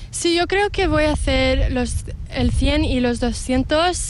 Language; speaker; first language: Spanish; early bilingual, heritage; Spanish